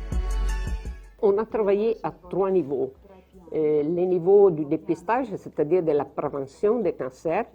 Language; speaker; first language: French; non-native, fluent; Italian